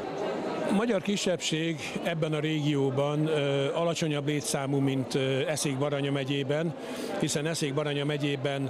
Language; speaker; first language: Hungarian; native; Hungarian